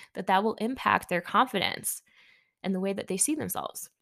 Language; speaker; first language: English; early bilingual, other home language; Hindi